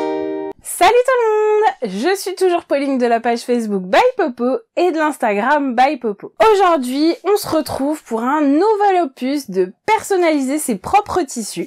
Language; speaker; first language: French; native; French